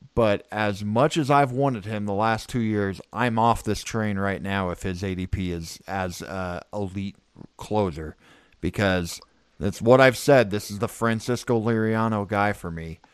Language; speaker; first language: English; native; English